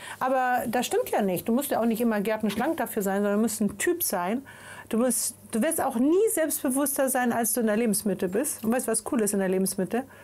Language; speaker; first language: German; non-native, fluent; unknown